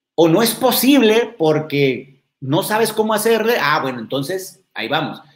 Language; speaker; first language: Spanish; native; Spanish